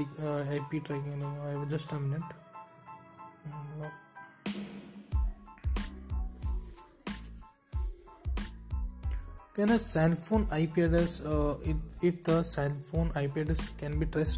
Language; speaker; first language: English; non-native, local second language; Hindi